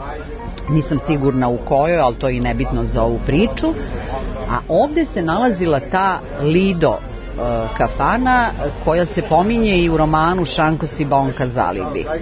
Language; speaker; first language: Serbian; native; Serbian